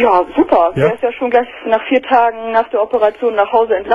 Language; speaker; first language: German; native; German